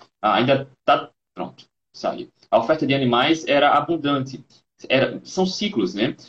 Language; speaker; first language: Portuguese; native; Portuguese